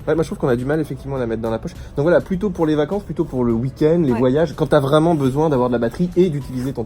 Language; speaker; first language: French; native; French